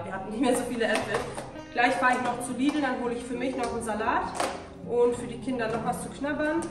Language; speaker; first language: German; native; German